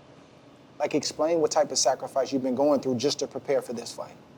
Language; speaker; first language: English; native; English